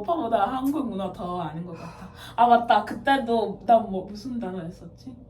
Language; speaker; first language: Korean; non-native, fluent; English